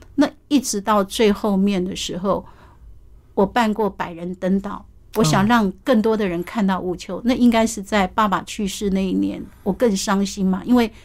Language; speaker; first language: Chinese; native; Chinese